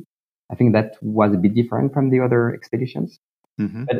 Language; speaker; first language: English; non-native, fluent; French